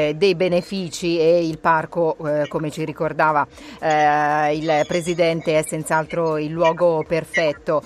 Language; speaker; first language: Italian; native; Italian